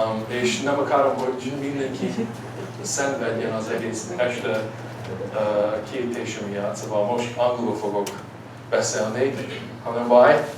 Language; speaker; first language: Hungarian; early bilingual, heritage; English